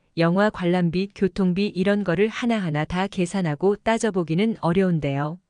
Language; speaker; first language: Korean; native; Korean